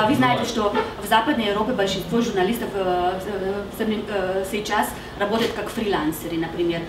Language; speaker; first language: Russian; non-native, fluent; Slovenian